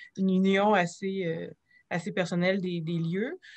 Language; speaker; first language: French; native; French